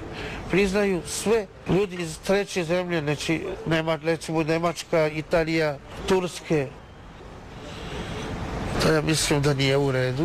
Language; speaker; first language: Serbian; non-native, learner; Chinese